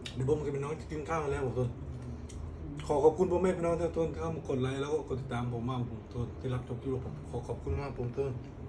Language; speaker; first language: Thai; native; Thai